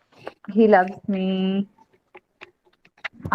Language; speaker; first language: English; non-native, learner; Hindi